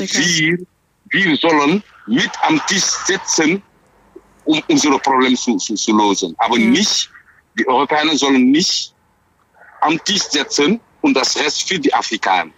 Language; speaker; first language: German; non-native, fluent; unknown